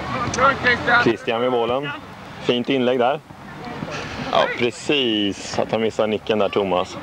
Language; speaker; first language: Swedish; native; Swedish